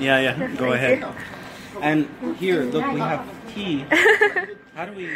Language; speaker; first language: English; non-native, learner; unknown